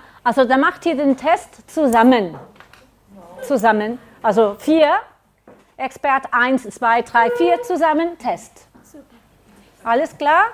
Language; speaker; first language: German; non-native, learner; Catalan